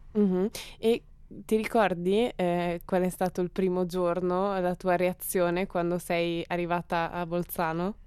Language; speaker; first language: Italian; native; Italian